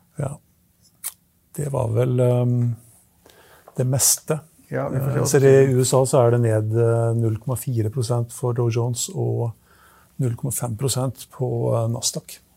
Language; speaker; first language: Norwegian; native; Norwegian